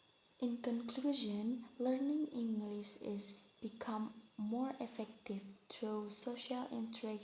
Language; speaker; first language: English; non-native, learner; Indonesian